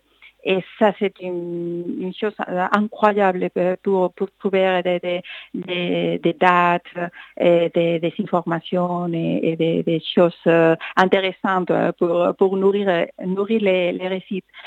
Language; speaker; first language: French; non-native, fluent; Spanish